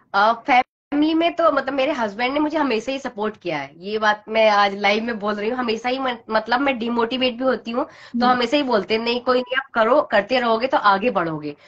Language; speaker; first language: Hindi; native; Hindi